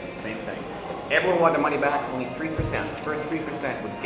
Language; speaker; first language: English; native; English